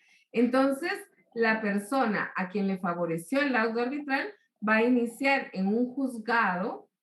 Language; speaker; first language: Spanish; native; Spanish